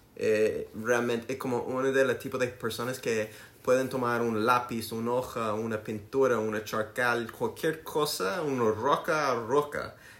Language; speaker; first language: Spanish; non-native, learner; English